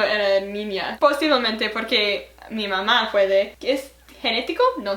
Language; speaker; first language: Spanish; non-native, learner; English